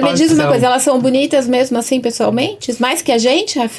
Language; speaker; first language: Portuguese; native; Portuguese